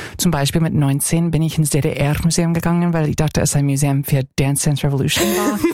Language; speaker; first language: German; non-native, fluent; English